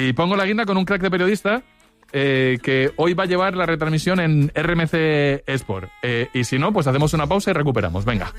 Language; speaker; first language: Spanish; native; Spanish